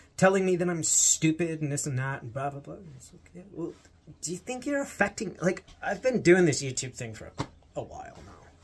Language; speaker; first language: English; native; English